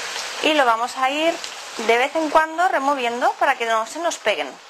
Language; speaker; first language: Spanish; native; Spanish